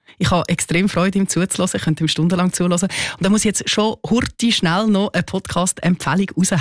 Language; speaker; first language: German; native; German